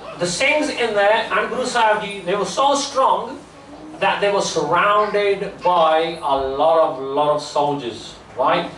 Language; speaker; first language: English; early bilingual, other home language; Punjabi